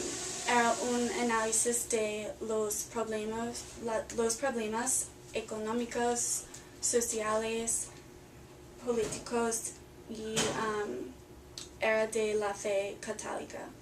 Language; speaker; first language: Spanish; non-native, learner; English